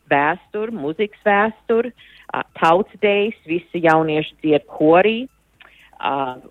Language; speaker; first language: Latvian; early bilingual, heritage; Latvian